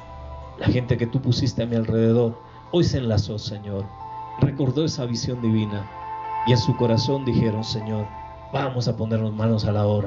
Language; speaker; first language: Spanish; native; Spanish